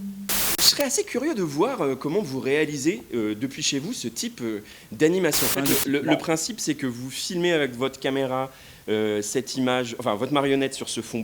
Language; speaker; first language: French; native; French